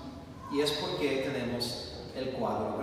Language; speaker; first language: Spanish; non-native, fluent; English